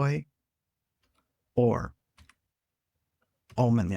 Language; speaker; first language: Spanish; non-native, learner; English